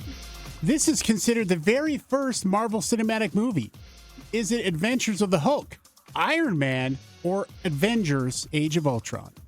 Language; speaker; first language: English; native; English